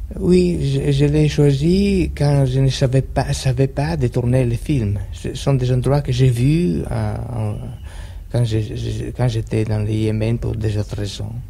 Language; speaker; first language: French; non-native, fluent; Italian